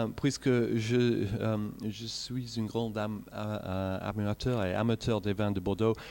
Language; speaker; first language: French; non-native, fluent; English